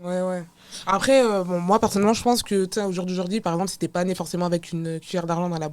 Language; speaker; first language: French; native; French